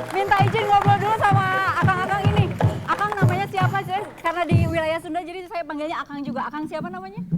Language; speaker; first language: Indonesian; native; Indonesian